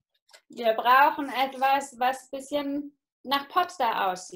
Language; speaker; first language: German; native; German